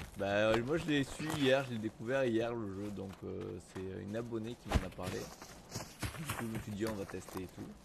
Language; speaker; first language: French; native; French